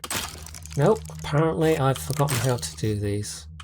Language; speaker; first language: English; native; English